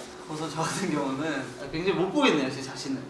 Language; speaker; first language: Korean; native; Korean